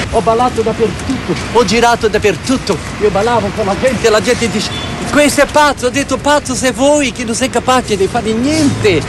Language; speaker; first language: Italian; non-native, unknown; Portuguese